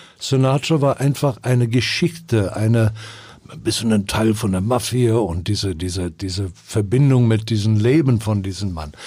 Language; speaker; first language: German; non-native, fluent; English